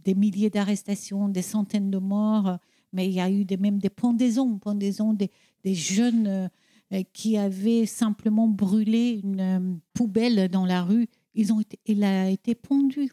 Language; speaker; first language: French; non-native, fluent; Persian